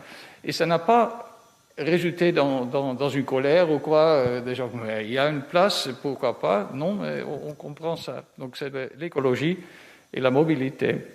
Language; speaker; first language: French; non-native, fluent; Dutch